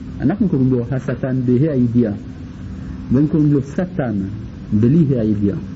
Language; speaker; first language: Hebrew; native; Hebrew